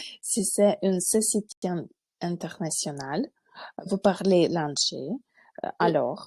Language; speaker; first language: French; non-native, learner; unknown